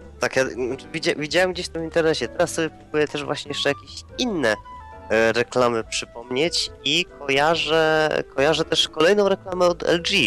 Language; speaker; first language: Polish; native; Polish